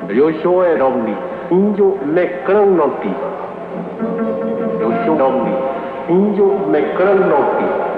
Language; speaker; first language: Portuguese; non-native, local second language; Kayapó